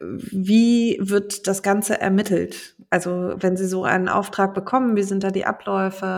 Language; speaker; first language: German; native; German